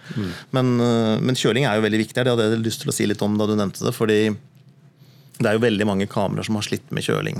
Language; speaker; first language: Norwegian; native; Norwegian